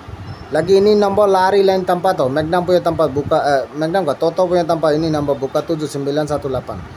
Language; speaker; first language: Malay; non-native, learner; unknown